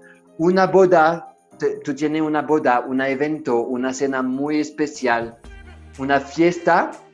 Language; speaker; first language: Spanish; non-native, learner; French